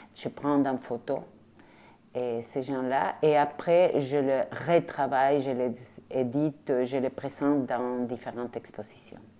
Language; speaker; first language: French; non-native, fluent; Spanish